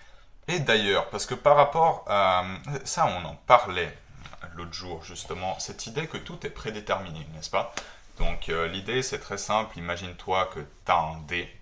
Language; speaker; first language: French; native; French